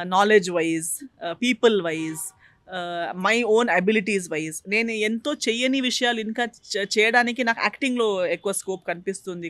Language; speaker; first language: Telugu; non-native, fluent; Konkani